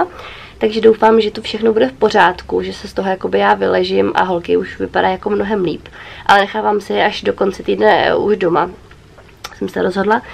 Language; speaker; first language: Czech; native; Czech